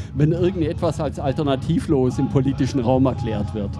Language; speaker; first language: German; native; German